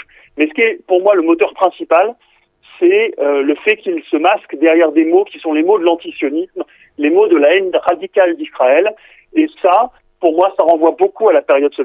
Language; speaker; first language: French; native; French